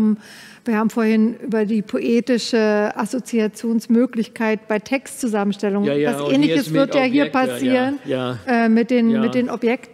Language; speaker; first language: German; native; German